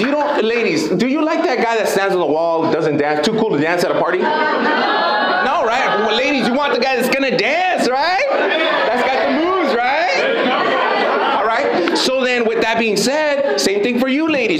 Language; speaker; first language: English; native; English